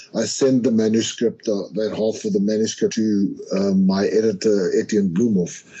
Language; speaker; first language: English; non-native, local second language; Afrikaans